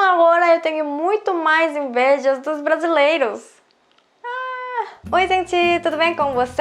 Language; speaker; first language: Portuguese; non-native, fluent; Korean